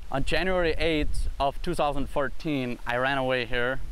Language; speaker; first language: English; early bilingual, other home language; Pennsylvania German